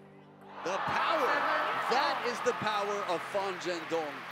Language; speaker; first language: English; native; English